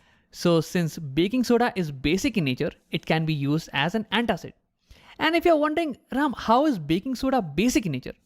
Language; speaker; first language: English; non-native, local second language; Hindi